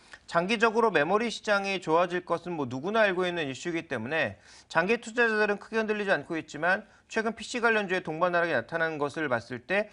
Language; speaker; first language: Korean; native; Korean